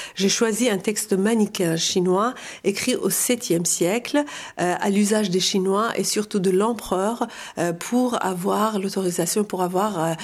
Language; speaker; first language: French; non-native, fluent; Persian